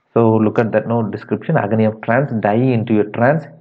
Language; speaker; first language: English; non-native, local second language; Tamil